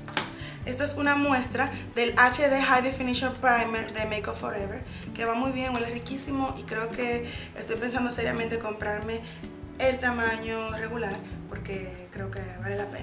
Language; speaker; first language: Spanish; native; Spanish